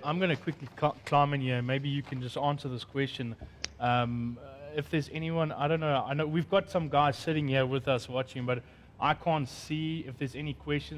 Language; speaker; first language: English; non-native, local second language; Afrikaans